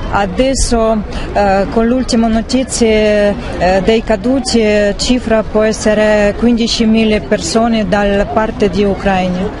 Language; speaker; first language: Italian; non-native, learner; Russian